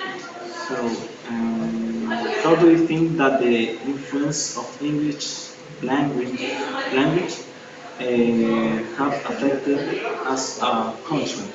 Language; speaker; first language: English; non-native, learner; Spanish